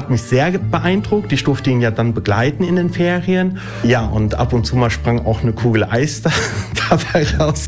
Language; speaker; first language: German; early bilingual, other home language; Italian